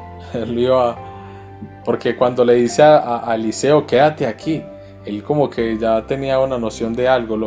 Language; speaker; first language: Spanish; native; Spanish